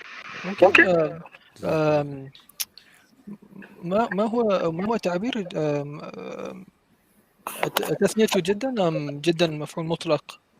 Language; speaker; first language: Arabic; non-native, learner; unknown